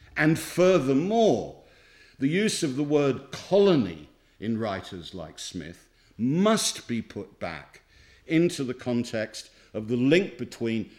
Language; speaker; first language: English; native; English